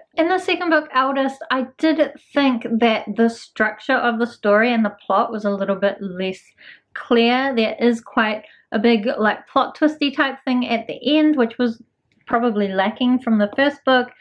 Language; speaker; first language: English; native; English